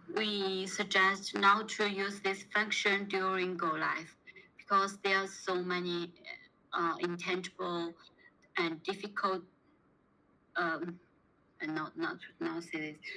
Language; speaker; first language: English; non-native, learner; Chinese